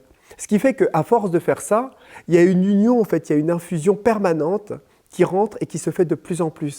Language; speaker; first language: French; native; French